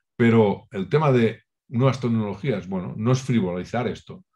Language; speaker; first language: Spanish; non-native, local second language; Catalan